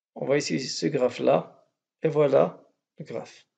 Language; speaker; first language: French; non-native, local second language; Arabic